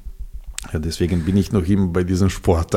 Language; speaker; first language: German; non-native, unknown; Serbian